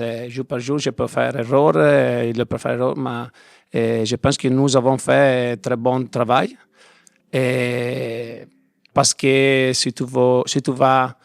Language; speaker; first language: French; non-native, learner; Italian